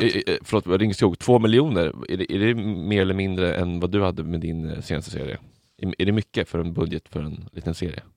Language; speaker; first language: Swedish; native; Swedish